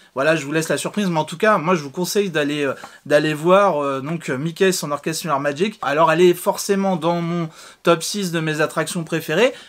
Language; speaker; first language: French; native; French